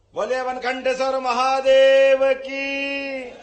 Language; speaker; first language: Hindi; native; Hindi